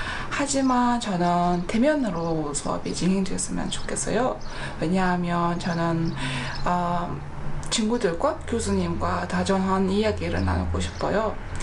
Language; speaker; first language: Korean; non-native, fluent; Mongolian